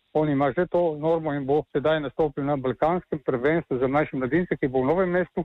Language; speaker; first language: Slovenian; native; Slovenian